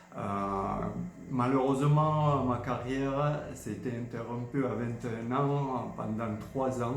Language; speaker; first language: French; non-native, fluent; Georgian